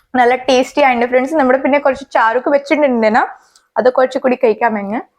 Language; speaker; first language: Malayalam; non-native, learner; Hindi